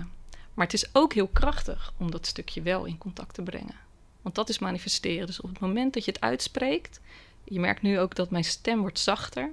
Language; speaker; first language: Dutch; native; Dutch